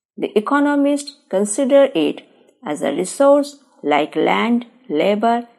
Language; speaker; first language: English; non-native, local second language; Bangla